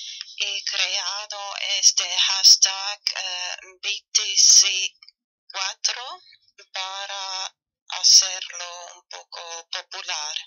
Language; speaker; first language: Spanish; non-native, learner; German